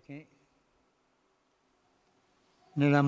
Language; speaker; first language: Italian; non-native, fluent; Spanish